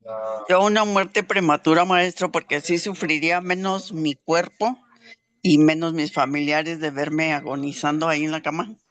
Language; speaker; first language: Spanish; native; Spanish